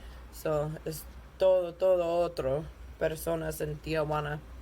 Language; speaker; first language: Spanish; non-native, learner; English